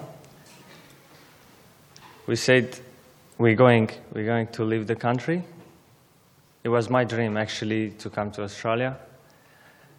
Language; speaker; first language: English; non-native, learner; Armenian